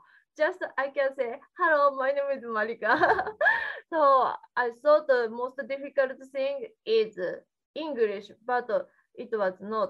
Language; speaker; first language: English; non-native, learner; Japanese